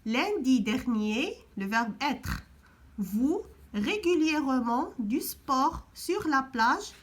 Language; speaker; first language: French; non-native, local second language; Arabic